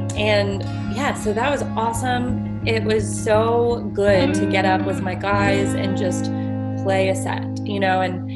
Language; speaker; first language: English; native; English